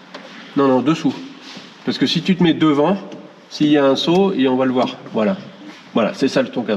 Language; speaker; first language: French; native; French